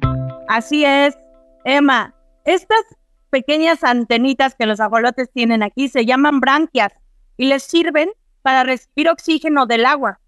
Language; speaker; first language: Spanish; native; Spanish